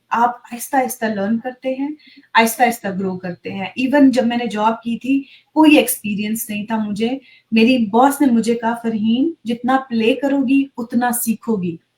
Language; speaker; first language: Urdu; native; Urdu